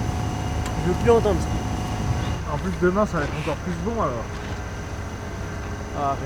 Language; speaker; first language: French; native; French